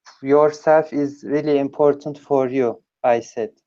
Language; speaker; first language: English; non-native, learner; Turkish